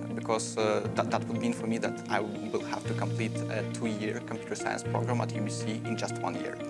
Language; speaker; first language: English; non-native, fluent; Russian